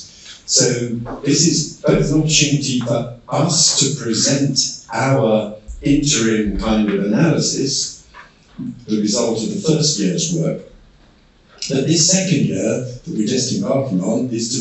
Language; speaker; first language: English; native; English